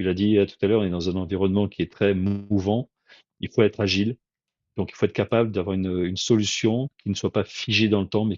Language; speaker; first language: French; native; French